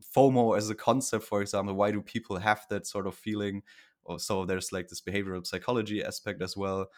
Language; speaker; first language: English; non-native, fluent; German